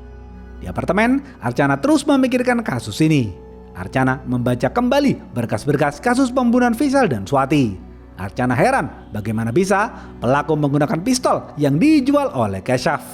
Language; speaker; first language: Indonesian; native; Indonesian